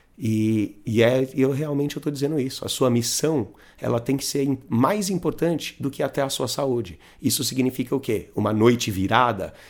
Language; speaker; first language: Portuguese; non-native, fluent; English